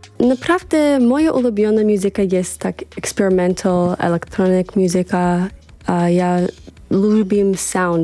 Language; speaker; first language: Polish; early bilingual, heritage; English